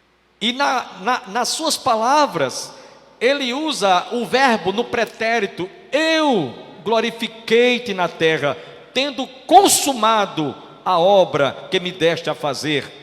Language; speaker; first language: Portuguese; native; Portuguese